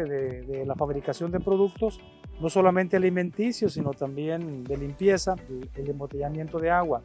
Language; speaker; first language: Spanish; native; Spanish